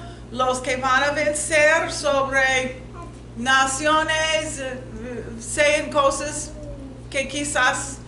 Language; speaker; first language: Spanish; non-native, learner; English